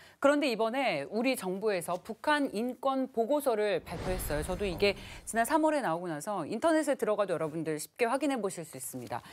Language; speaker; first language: Korean; native; Korean